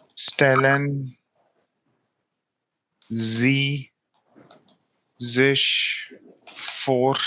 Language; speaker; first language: German; non-native, fluent; Telugu